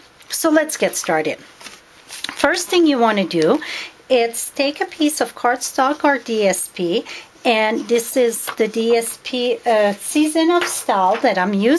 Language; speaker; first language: English; non-native, fluent; French